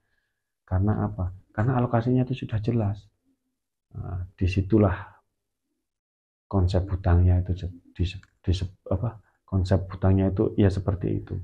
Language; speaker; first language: Indonesian; native; Indonesian